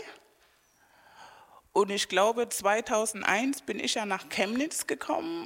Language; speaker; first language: German; non-native, fluent; Spanish